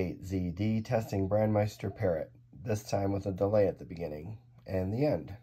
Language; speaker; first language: English; native; English